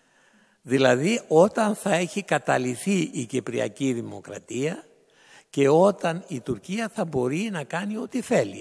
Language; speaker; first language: Greek; native; Greek